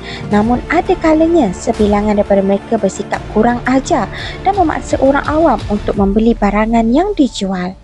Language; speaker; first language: Malay; native; Malay